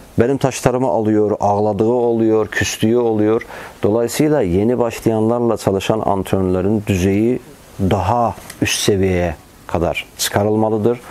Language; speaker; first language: Turkish; non-native, fluent; Azerbaijani